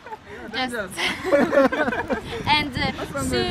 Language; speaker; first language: English; non-native, learner; Arabic